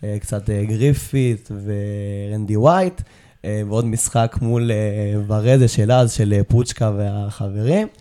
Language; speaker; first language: Hebrew; native; Hebrew